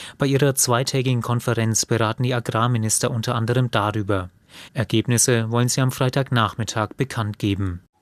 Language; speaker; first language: German; native; German